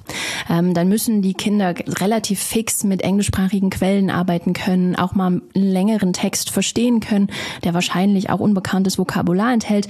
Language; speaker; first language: German; native; German